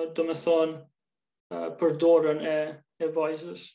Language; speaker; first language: Albanian; early bilingual, other home language; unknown